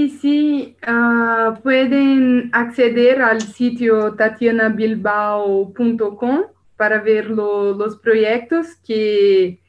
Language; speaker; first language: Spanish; non-native, learner; Portuguese